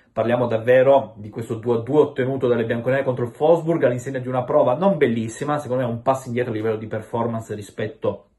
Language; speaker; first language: Italian; native; Italian